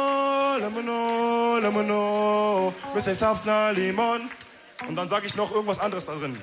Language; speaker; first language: German; early bilingual, other home language; Wolof